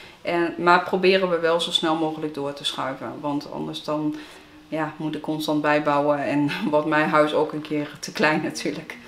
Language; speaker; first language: Dutch; native; Dutch